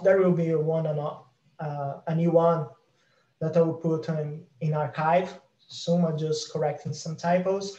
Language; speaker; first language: English; non-native, fluent; Portuguese